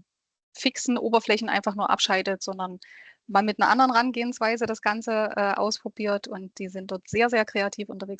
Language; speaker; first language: German; native; German